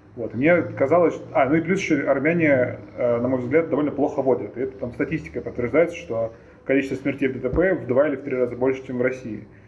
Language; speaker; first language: Russian; native; Russian